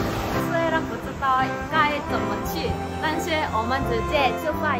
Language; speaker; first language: Chinese; non-native, learner; Korean